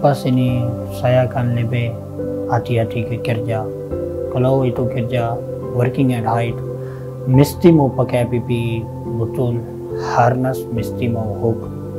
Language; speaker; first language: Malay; non-native, learner; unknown